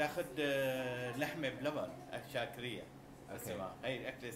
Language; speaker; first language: Arabic; native; Arabic